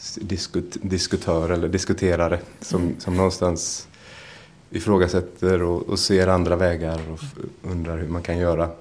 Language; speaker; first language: Swedish; native; Swedish